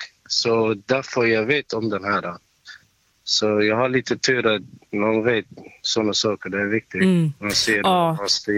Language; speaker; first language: Swedish; non-native, local second language; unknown